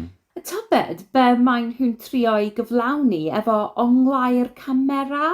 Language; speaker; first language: Welsh; non-native, learner; English